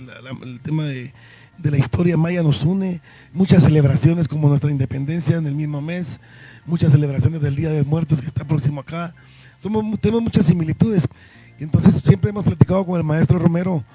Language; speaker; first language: Spanish; native; Spanish